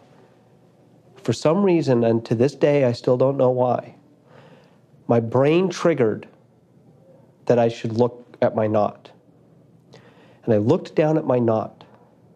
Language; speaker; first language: English; native; English